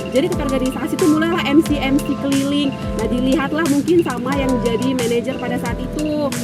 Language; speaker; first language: Indonesian; native; Indonesian